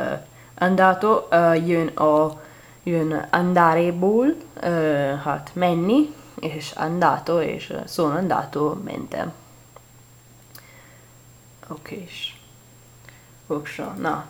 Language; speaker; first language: Hungarian; non-native, learner; Italian